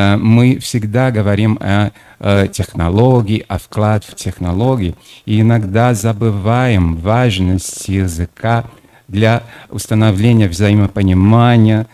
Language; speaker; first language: Russian; non-native, fluent; Portuguese